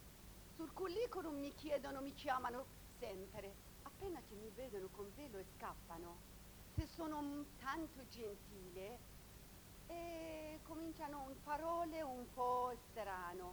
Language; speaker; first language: Italian; non-native, learner; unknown